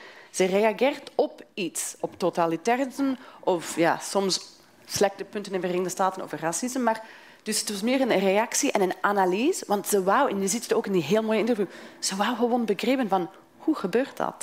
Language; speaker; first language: Dutch; non-native, fluent; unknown